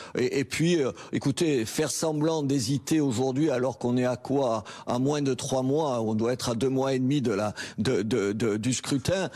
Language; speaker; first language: French; native; French